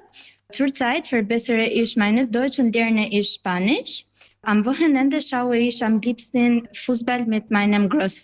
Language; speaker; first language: German; non-native, fluent; Albanian